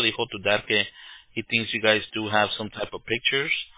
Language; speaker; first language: English; early bilingual, other home language; Spanish